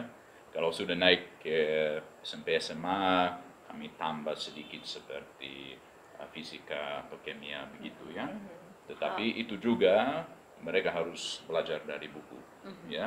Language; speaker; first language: Indonesian; non-native, fluent; English